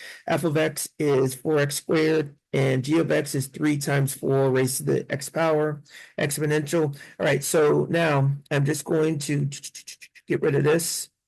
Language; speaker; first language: English; native; English